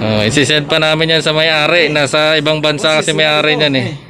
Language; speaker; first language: Filipino; native; Filipino